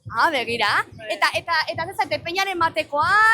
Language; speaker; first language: Basque; native; Basque